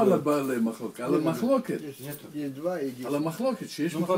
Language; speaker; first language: Hebrew; non-native, learner; Russian